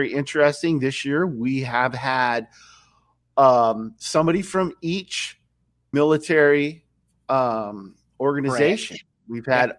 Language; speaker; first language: English; native; English